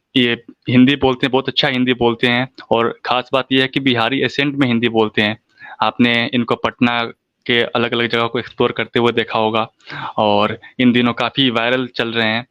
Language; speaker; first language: Hindi; native; Hindi